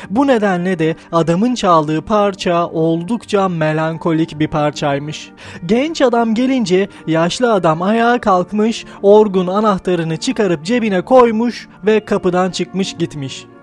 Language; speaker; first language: Turkish; native; Turkish